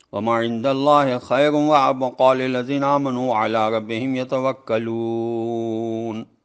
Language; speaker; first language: Arabic; non-native, fluent; Urdu